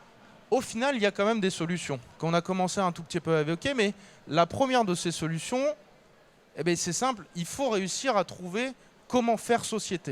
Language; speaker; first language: French; native; French